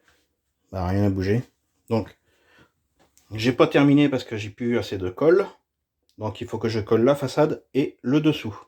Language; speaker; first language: French; native; French